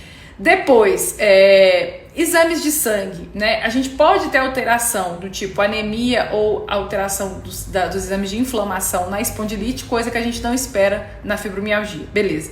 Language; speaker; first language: Portuguese; native; Portuguese